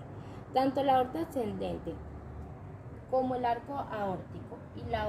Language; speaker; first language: Spanish; native; Spanish